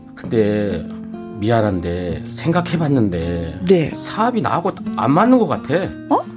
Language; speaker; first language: Korean; native; Korean